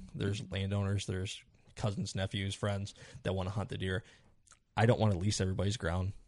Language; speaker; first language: English; native; English